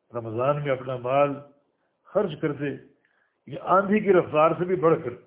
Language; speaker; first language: Urdu; native; Urdu